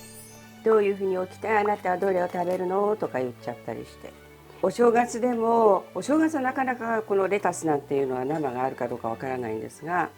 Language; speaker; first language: Japanese; early bilingual, other home language; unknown